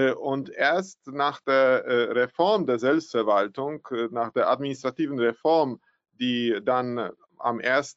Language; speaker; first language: German; non-native, fluent; Polish